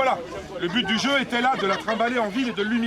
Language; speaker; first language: French; native; French